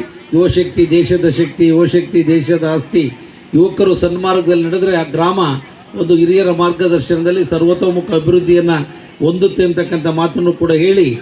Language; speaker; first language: Kannada; native; Kannada